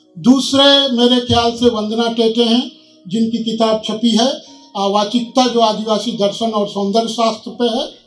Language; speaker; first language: Hindi; native; Hindi